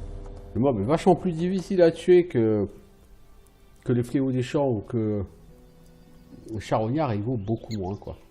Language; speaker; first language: French; native; French